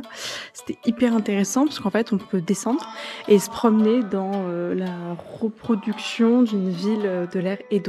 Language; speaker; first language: French; native; French